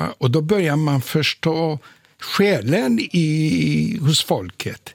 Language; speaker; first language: Swedish; non-native, fluent; Polish